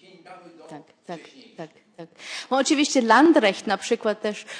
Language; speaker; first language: Polish; non-native, fluent; German